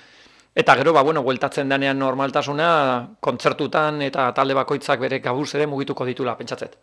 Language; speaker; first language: Basque; native; Basque